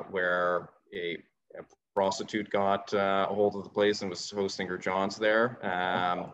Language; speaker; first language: English; native; English